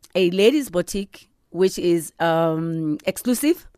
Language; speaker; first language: English; non-native, local second language; Southern Sotho